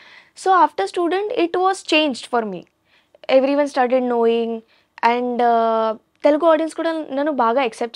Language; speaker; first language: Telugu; non-native, learner; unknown